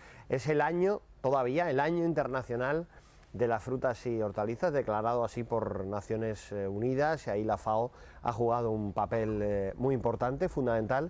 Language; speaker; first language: Spanish; native; Spanish